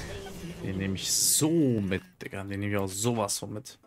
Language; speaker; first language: German; native; German